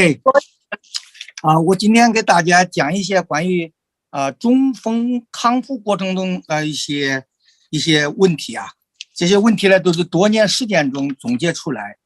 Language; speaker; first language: Chinese; native; Chinese